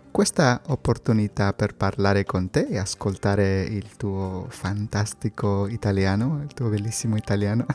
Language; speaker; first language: Italian; non-native, learner; Spanish